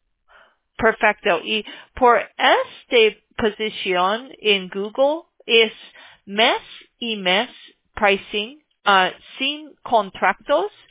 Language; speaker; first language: Spanish; non-native, learner; English